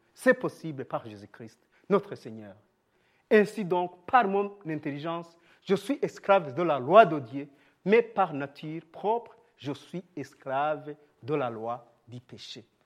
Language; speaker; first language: French; non-native, local second language; Rundi